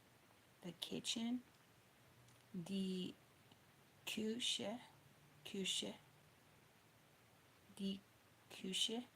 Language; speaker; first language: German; non-native, learner; English